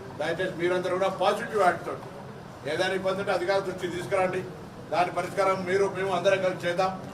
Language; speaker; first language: Telugu; native; Telugu